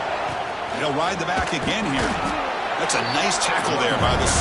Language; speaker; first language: English; native; English